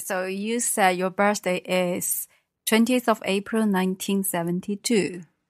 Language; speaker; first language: English; non-native, fluent; Chinese